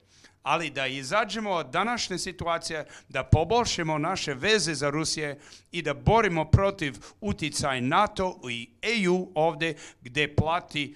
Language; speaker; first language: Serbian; non-native, fluent; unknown